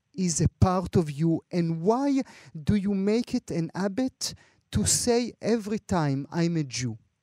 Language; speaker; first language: English; non-native, fluent; Hebrew